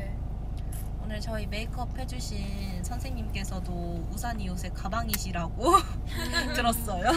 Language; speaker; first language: Korean; non-native, fluent; Japanese